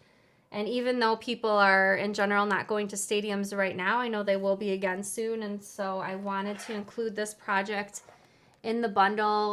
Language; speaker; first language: English; native; English